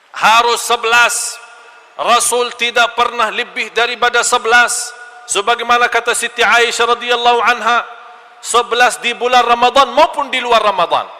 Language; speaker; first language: Malay; non-native, fluent; Arabic